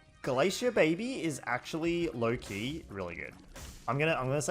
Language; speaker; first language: English; native; English